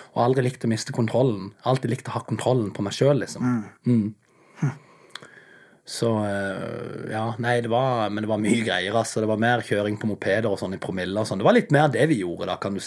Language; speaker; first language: Norwegian; native; Norwegian